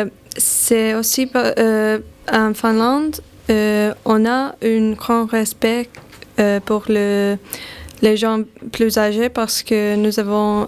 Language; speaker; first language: French; non-native, learner; Finnish